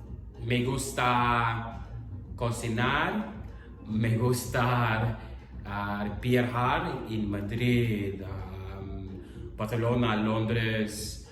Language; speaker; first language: Spanish; non-native, learner; English